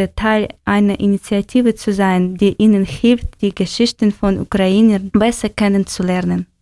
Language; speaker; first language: German; non-native, learner; Ukrainian